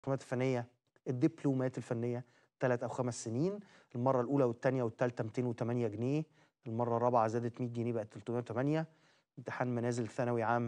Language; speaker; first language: Arabic; native; Arabic